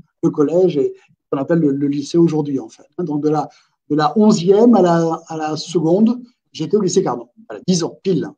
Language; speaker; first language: French; native; French